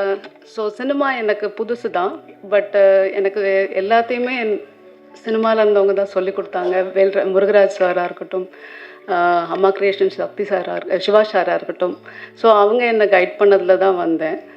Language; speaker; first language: Tamil; native; Tamil